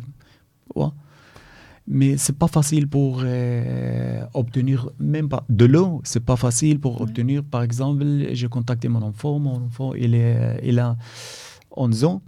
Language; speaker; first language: French; non-native, learner; Arabic